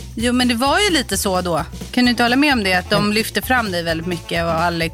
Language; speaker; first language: Swedish; native; Swedish